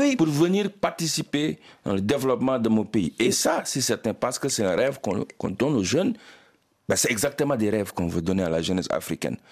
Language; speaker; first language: French; non-native, local second language; Wolof